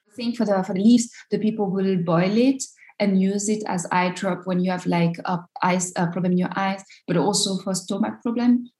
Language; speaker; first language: English; non-native, fluent; French